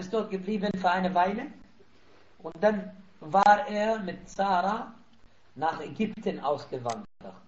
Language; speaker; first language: German; non-native, fluent; Arabic